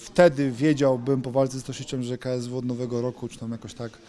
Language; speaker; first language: Polish; native; Polish